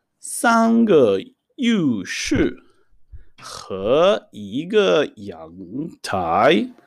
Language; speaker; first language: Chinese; non-native, fluent; Hebrew